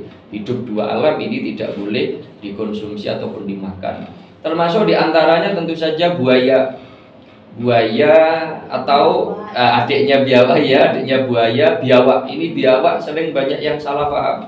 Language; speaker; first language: Indonesian; non-native, local second language; Javanese